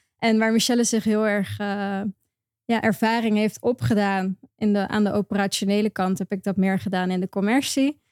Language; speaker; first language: Dutch; native; Dutch